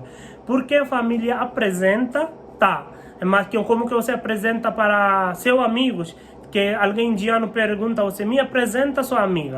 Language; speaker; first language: Portuguese; non-native, learner; Hindi